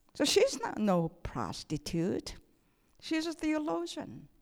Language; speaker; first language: English; non-native, fluent; Korean